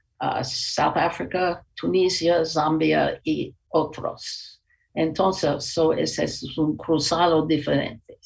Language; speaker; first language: Spanish; non-native, learner; English